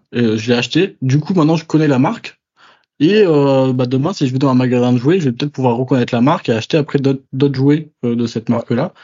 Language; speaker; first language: French; native; French